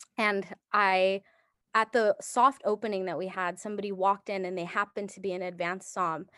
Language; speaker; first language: English; early bilingual, other home language; Japanese